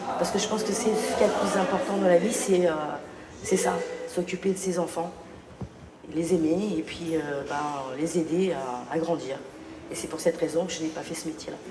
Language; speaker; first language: French; early bilingual, other home language; Portuguese